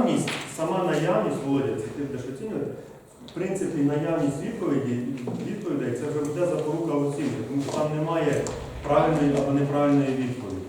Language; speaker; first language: Ukrainian; native; Ukrainian